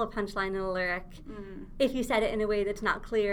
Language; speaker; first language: English; native; English